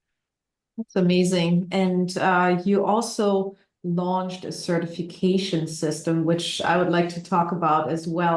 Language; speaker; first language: English; non-native, fluent; German